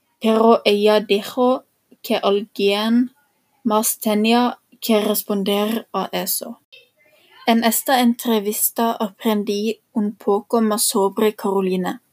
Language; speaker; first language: Spanish; non-native, learner; Norwegian